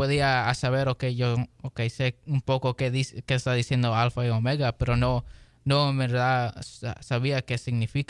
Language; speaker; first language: Spanish; early bilingual, heritage; Spanish